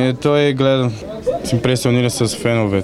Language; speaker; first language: Bulgarian; non-native, learner; Portuguese